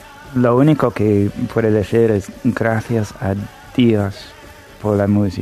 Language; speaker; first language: Spanish; non-native, fluent; English